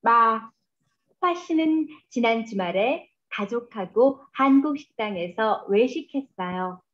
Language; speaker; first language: Korean; non-native, learner; Vietnamese